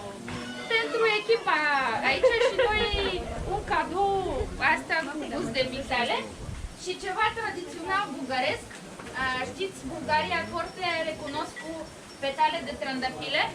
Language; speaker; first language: Romanian; non-native, learner; Bulgarian